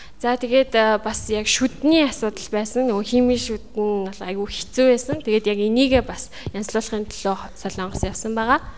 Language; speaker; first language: Mongolian; native; Mongolian